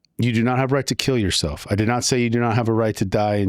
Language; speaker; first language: English; native; English